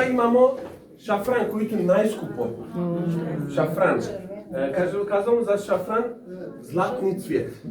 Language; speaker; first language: Bulgarian; non-native, learner; Serbian